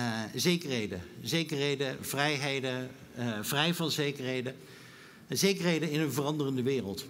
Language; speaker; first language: Dutch; native; Dutch